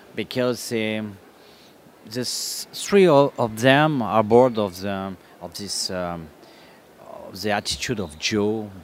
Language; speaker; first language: English; non-native, learner; French